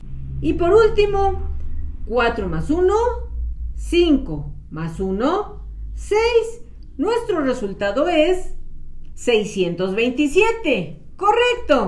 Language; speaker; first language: Spanish; native; Spanish